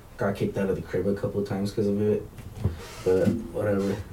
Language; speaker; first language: English; early bilingual, other home language; Spanish